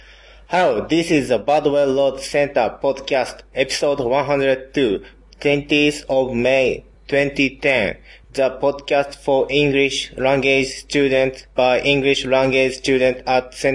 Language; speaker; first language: English; non-native, learner; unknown